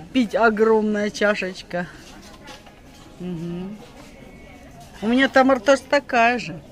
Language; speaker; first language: Russian; native; Russian